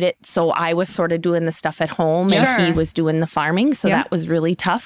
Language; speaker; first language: English; native; English